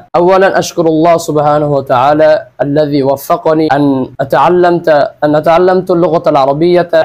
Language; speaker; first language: Arabic; non-native, learner; Bangla